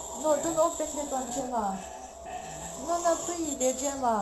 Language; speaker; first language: Italian; non-native, learner; Mizo